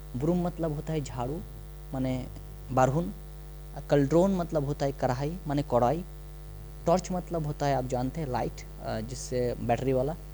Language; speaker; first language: Hindi; non-native, local second language; Bangla